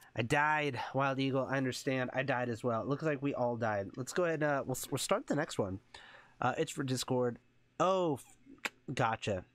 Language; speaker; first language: English; native; English